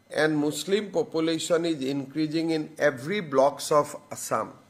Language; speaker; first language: English; non-native, local second language; Assamese